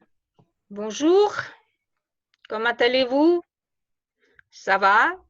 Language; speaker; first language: French; non-native, fluent; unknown